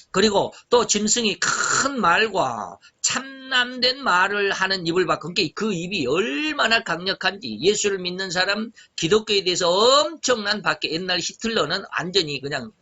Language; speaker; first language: Korean; native; Korean